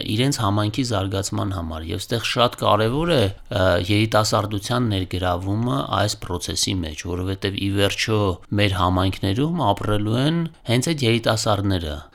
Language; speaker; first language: Armenian; native; Armenian